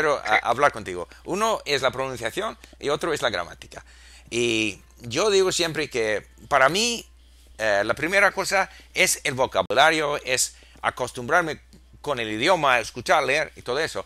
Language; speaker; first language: Spanish; non-native, fluent; English